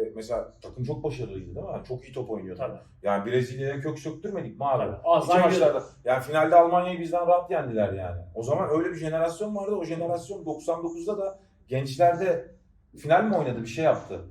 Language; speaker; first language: Turkish; native; Turkish